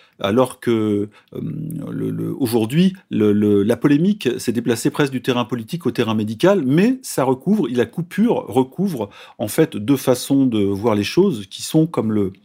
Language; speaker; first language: French; native; French